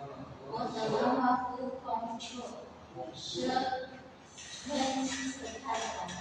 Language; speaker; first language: Chinese; non-native, learner; Indonesian